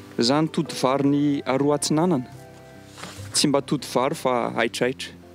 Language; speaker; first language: Malagasy; non-native, fluent; French